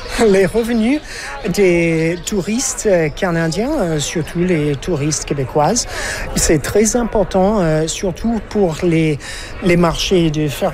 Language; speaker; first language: French; non-native, fluent; English